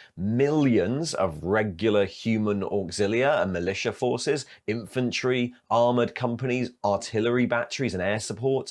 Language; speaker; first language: English; native; English